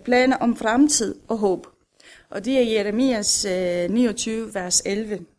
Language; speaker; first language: Danish; non-native, fluent; Romanian